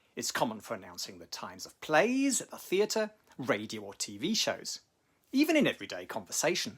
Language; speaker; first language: English; native; English